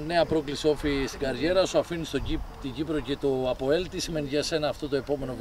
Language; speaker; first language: Greek; native; Greek